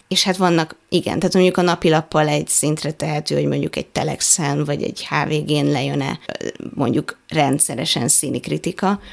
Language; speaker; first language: Hungarian; native; Hungarian